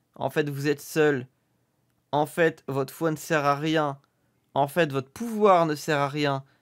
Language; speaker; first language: French; native; French